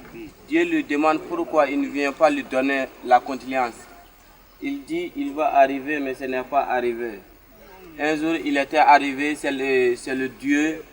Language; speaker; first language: French; non-native, learner; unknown